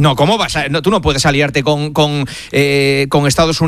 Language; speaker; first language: Spanish; native; Spanish